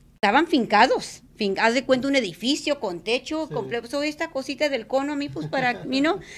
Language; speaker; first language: Spanish; native; Spanish